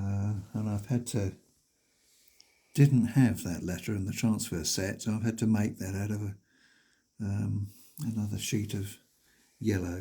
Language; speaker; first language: English; native; English